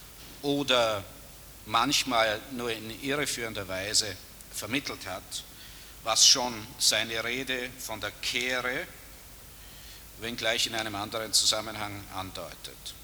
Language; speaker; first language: German; native; German